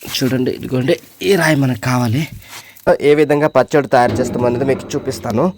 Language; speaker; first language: Telugu; non-native, local second language; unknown